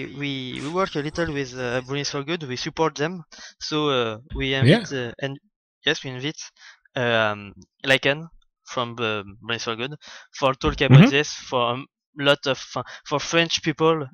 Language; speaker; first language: English; non-native, learner; French